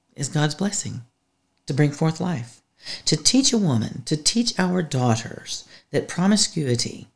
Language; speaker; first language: English; native; English